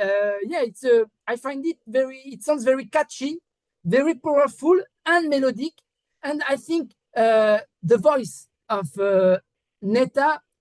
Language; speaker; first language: English; non-native, learner; French